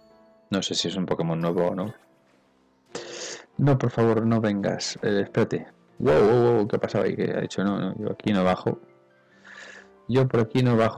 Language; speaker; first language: Spanish; native; Spanish